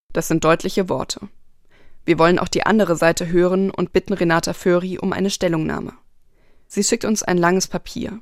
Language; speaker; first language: German; native; German